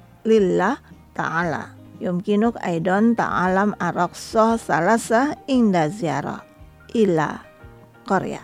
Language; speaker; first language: Arabic; non-native, fluent; Indonesian